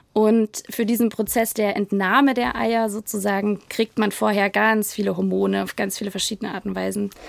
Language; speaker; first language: German; native; German